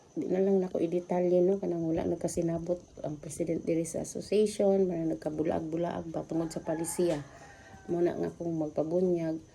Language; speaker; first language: Cebuano; native; Cebuano